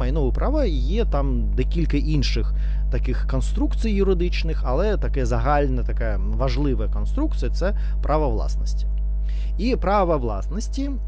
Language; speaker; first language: Ukrainian; non-native, learner; Russian